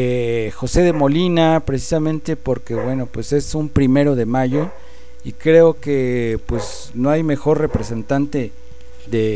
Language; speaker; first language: Spanish; native; Spanish